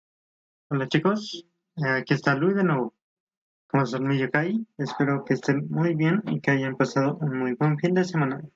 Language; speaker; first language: Spanish; native; Spanish